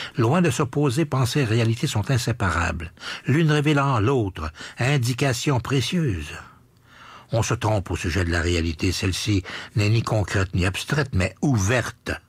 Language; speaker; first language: French; native; French